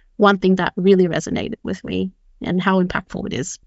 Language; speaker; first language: English; native; English